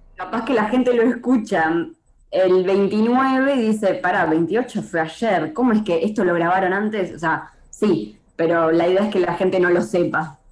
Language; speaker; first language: Spanish; native; Spanish